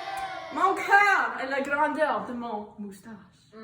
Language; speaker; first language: French; non-native, learner; English